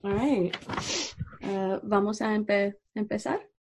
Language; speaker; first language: Spanish; non-native, learner; English